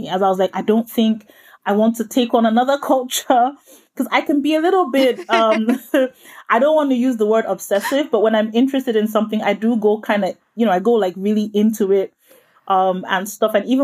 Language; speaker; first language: English; non-native, local second language; Yoruba